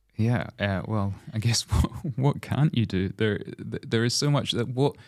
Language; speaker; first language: English; native; English